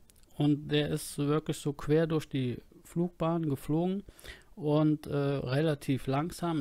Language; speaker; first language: German; native; German